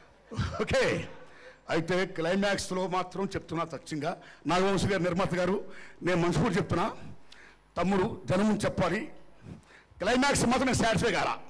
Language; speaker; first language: Telugu; native; Telugu